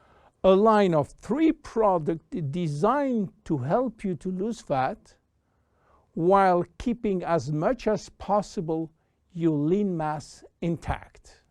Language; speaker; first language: English; non-native, fluent; French